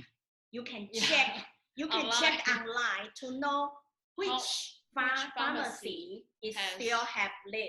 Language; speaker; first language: English; non-native, learner; Chinese